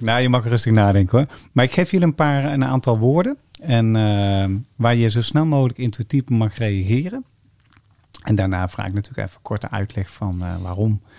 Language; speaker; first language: Dutch; native; Dutch